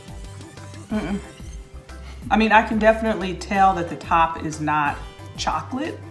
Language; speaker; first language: English; native; English